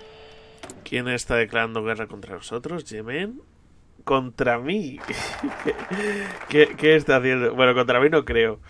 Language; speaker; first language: Spanish; native; Spanish